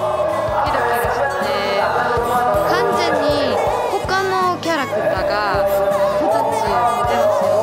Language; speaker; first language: Japanese; non-native, learner; Korean